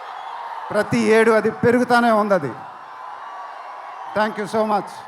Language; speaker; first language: Telugu; native; Telugu